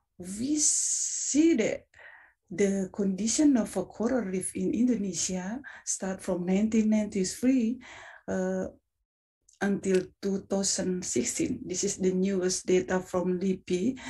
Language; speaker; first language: English; non-native, fluent; Indonesian